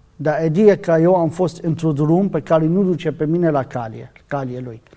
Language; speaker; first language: Romanian; non-native, learner; Arabic